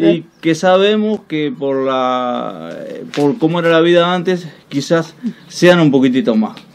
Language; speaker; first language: Spanish; native; Spanish